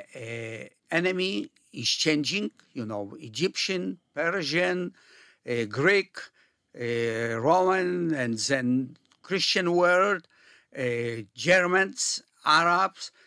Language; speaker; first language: English; non-native, fluent; Polish